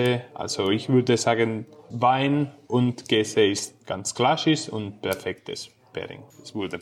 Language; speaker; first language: German; non-native, learner; Spanish